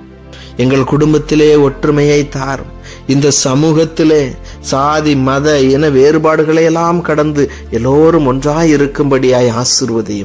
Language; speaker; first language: Tamil; native; Tamil